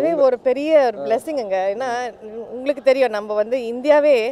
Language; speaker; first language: Tamil; early bilingual, other home language; English